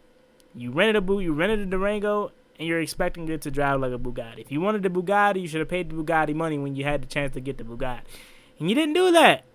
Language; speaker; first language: English; native; English